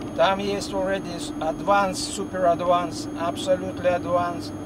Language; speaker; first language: English; non-native, fluent; Russian